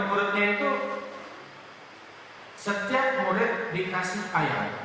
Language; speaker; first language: Indonesian; native; Indonesian